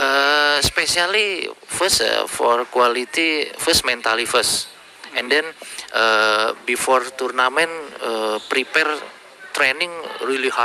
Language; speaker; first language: English; non-native, learner; Indonesian